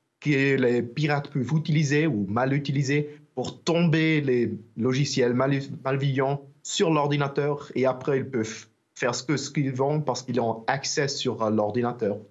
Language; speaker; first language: French; non-native, learner; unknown